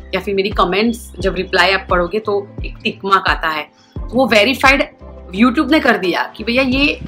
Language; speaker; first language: Hindi; non-native, local second language; Gujarati